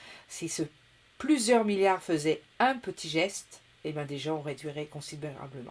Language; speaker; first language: French; native; French